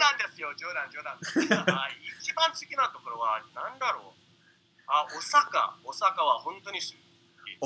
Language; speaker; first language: Japanese; non-native, fluent; English